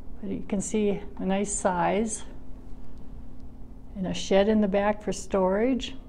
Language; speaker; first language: English; native; English